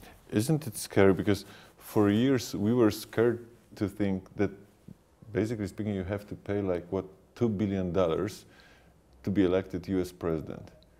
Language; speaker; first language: English; non-native, fluent; Polish